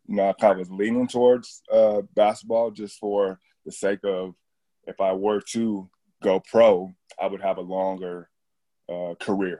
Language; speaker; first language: English; native; English